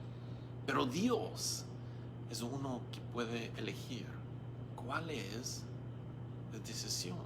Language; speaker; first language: Spanish; non-native, learner; English